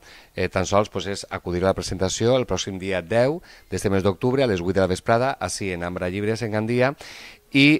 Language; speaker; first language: Catalan; native; Catalan